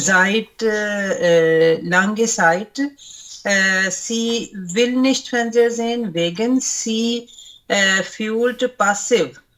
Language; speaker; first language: German; non-native, learner; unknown